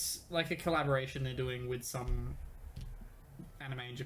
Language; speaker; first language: English; native; English